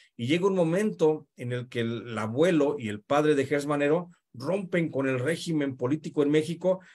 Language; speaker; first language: Spanish; native; Spanish